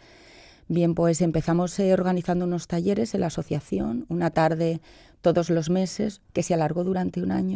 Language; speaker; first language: Spanish; native; Spanish